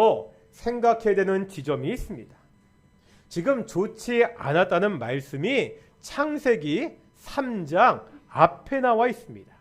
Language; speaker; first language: Korean; native; Korean